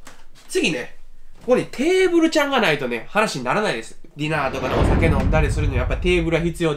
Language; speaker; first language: Japanese; native; Japanese